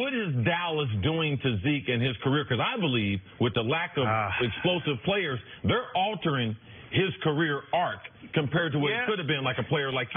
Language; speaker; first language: English; native; English